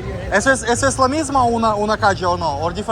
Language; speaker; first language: Spanish; non-native, learner; Russian